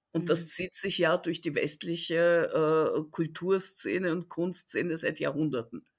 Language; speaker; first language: German; early bilingual, other home language; Russian